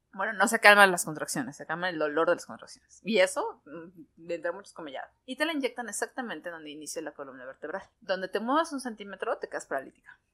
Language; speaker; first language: Spanish; native; Spanish